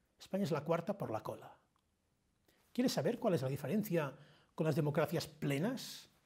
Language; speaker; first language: Spanish; non-native, local second language; Catalan